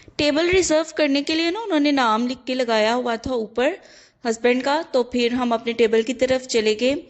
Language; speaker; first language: Urdu; native; Urdu